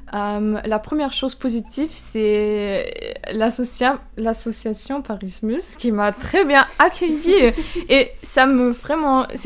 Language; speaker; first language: French; non-native, fluent; German